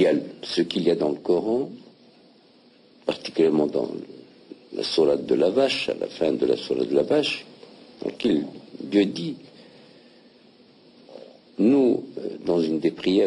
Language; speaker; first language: French; non-native, local second language; Arabic